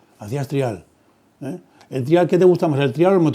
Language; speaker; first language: Spanish; native; Spanish